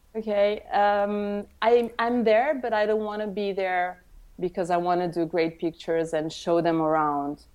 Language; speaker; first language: English; early bilingual, other home language; Italian